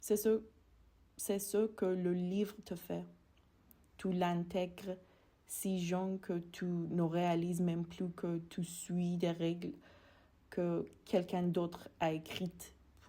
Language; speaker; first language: French; non-native, fluent; Persian